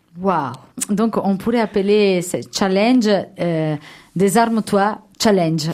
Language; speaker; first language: French; non-native, fluent; Italian